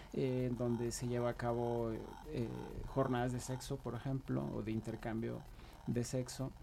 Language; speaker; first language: Spanish; native; Spanish